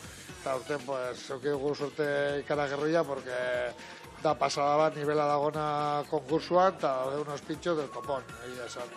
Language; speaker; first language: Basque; non-native, local second language; Spanish